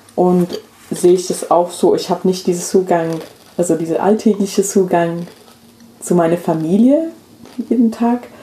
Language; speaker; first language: German; non-native, fluent; English